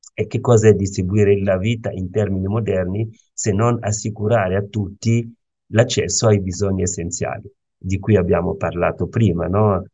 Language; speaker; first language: Italian; non-native, fluent; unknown